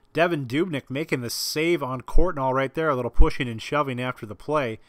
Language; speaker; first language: English; native; English